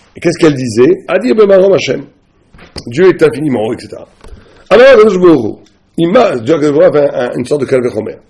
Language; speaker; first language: French; native; French